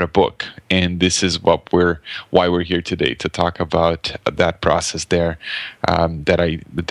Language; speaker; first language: English; non-native, fluent; Portuguese